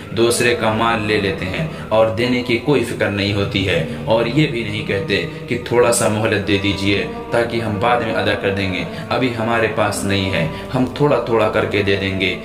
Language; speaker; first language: Urdu; native; Urdu